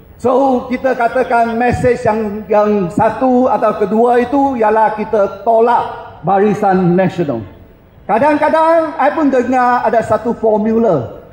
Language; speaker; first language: Malay; non-native, local second language; Chinese